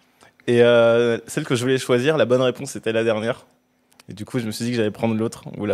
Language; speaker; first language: French; native; French